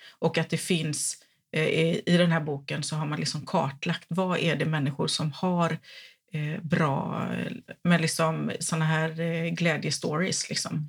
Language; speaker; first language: Swedish; native; Swedish